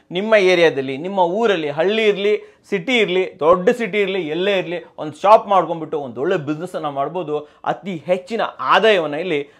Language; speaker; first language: Kannada; native; Kannada